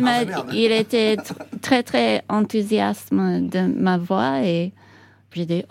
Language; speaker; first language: French; non-native, learner; English